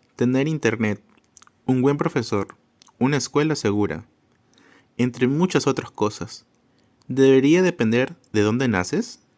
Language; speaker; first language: Spanish; native; Spanish